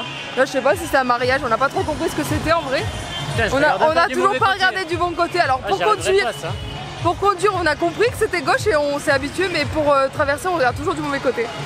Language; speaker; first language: French; native; French